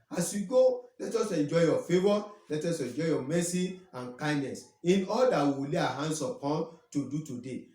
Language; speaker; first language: English; non-native, local second language; Yoruba